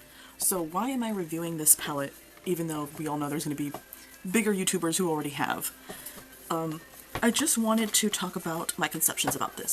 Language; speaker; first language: English; native; English